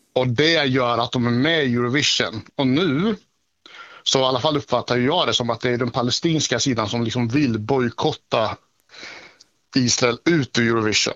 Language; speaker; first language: Swedish; native; Swedish